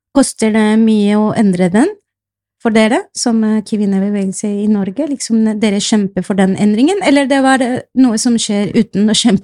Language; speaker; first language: Norwegian; non-native, fluent; Spanish